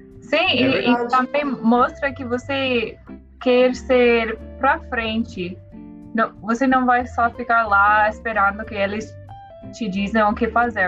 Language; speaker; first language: Portuguese; non-native, learner; English